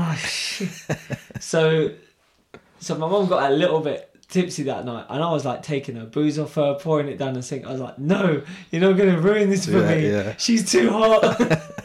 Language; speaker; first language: English; native; English